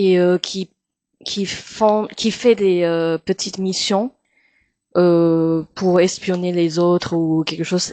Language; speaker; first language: French; non-native, fluent; Min Nan Chinese